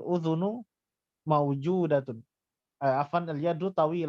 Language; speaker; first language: Arabic; non-native, fluent; Indonesian